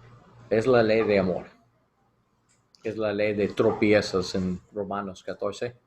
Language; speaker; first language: Spanish; non-native, learner; English